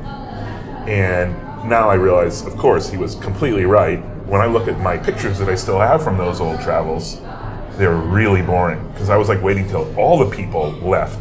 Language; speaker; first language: English; native; English